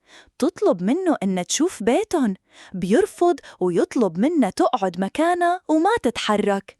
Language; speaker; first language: Arabic; native; Arabic